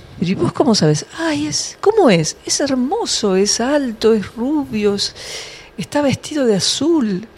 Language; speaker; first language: Spanish; early bilingual, other home language; English